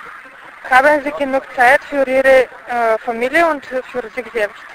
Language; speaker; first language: German; non-native, learner; Bulgarian